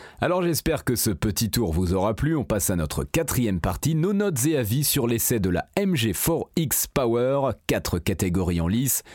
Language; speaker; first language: French; native; French